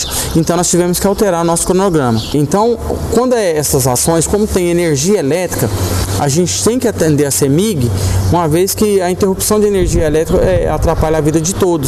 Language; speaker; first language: Portuguese; native; Portuguese